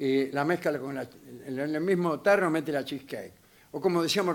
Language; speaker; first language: Spanish; native; Spanish